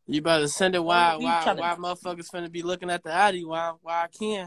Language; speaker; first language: English; native; English